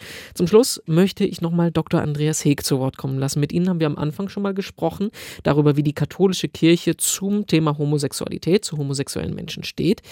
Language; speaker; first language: German; native; German